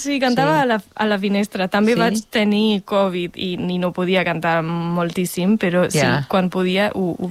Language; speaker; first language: Catalan; non-native, fluent; Spanish